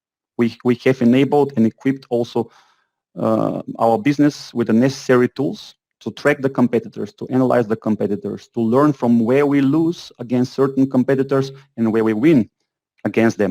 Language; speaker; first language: English; non-native, fluent; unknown